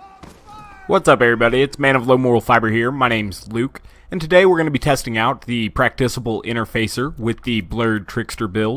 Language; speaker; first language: English; native; English